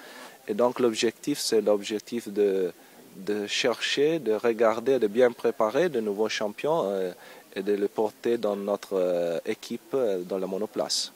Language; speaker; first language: French; non-native, learner; Italian